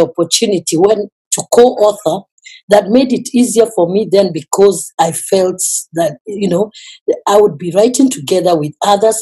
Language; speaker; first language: English; non-native, local second language; Kikuyu